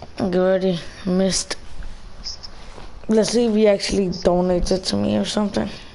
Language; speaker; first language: English; early bilingual, other home language; Spanish